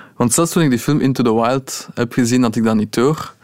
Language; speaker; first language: Dutch; native; Dutch